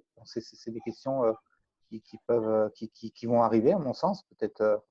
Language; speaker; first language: French; native; French